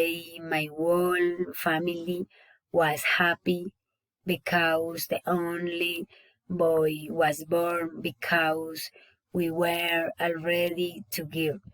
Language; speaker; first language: English; non-native, learner; Spanish